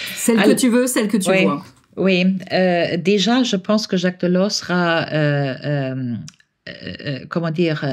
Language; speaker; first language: French; non-native, fluent; German